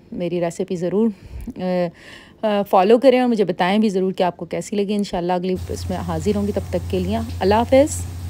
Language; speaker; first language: Urdu; native; Urdu